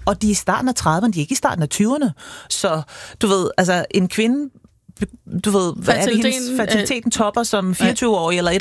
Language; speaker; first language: Danish; native; Danish